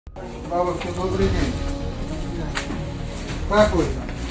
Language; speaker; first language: Russian; non-native, local second language; Chechen